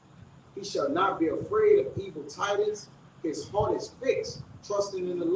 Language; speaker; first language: English; native; English